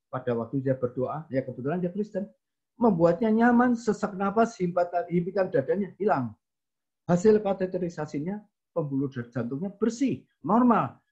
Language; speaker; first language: Indonesian; native; Indonesian